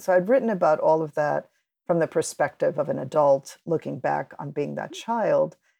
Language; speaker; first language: English; early bilingual, other home language; Spanish